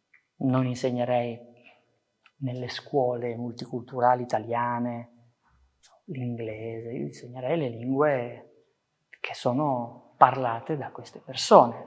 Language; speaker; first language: Italian; early bilingual, other home language; Persian